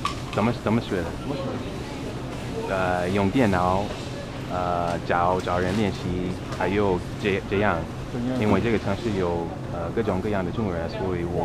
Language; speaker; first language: Chinese; non-native, fluent; English